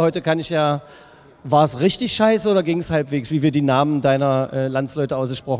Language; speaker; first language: German; native; German